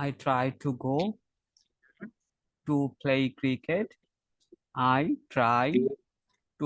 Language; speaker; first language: English; non-native, fluent; Bangla